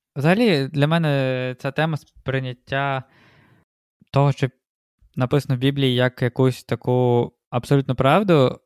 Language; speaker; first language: Ukrainian; non-native, local second language; Russian